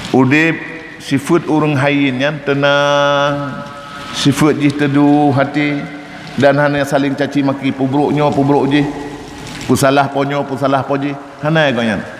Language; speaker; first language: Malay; non-native, local second language; Achinese